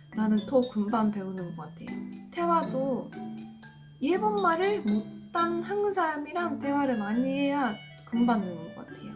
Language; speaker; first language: Korean; non-native, fluent; Japanese